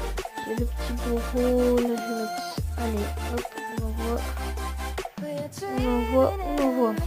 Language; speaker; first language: French; native; French